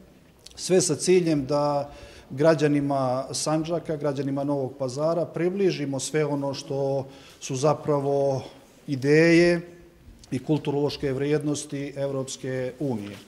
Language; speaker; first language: Serbian; native; Serbian